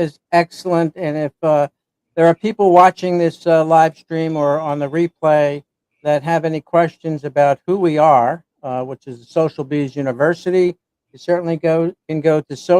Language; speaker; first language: English; native; English